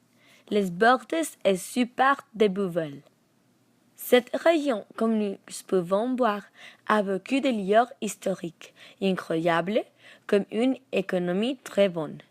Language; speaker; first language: French; non-native, learner; Spanish